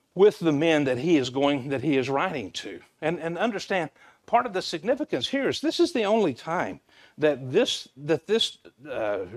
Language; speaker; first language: English; native; English